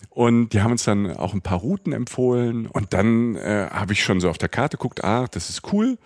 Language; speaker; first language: German; native; German